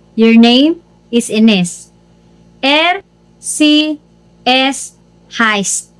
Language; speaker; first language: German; non-native, learner; Cebuano